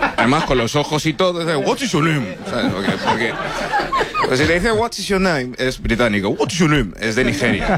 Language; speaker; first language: Spanish; early bilingual, other home language; English